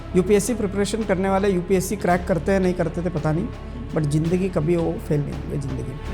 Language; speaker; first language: Hindi; non-native, local second language; Kannada